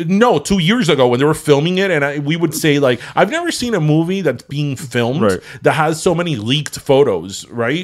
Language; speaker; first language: English; early bilingual, other home language; Spanish